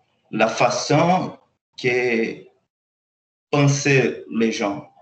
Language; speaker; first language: French; non-native, learner; Portuguese